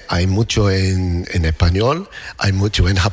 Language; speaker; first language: Spanish; non-native, learner; English